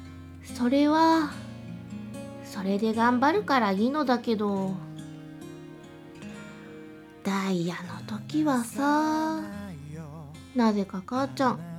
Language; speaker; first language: Japanese; native; Japanese